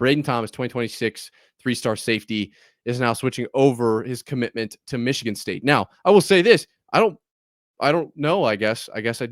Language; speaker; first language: English; native; English